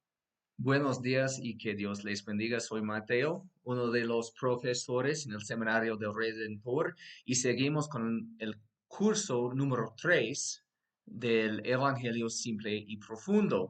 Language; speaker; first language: Spanish; non-native, fluent; English